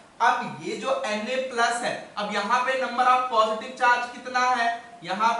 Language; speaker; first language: Hindi; native; Hindi